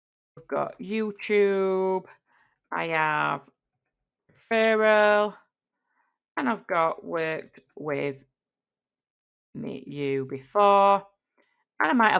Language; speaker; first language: English; native; English